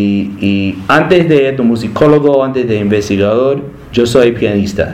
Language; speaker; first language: Spanish; non-native, learner; English